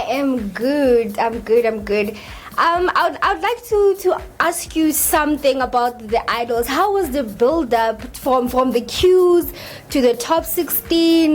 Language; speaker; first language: English; non-native, local second language; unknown